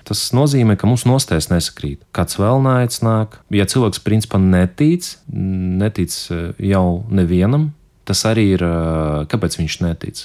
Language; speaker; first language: Latvian; non-native, local second language; Russian